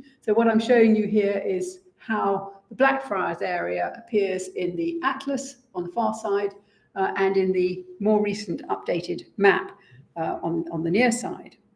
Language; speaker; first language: English; native; English